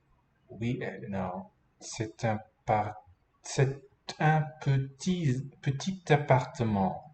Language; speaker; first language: French; non-native, fluent; English